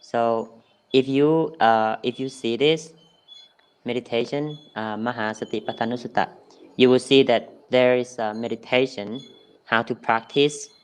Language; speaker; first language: English; non-native, fluent; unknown